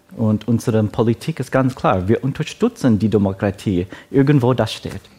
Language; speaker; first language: German; non-native, learner; Wu Chinese